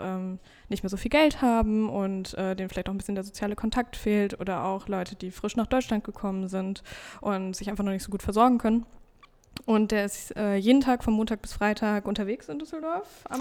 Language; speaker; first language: German; native; German